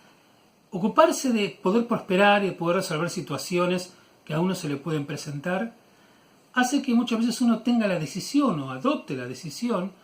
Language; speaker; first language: Spanish; native; Spanish